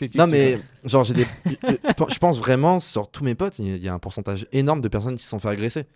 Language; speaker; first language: French; native; French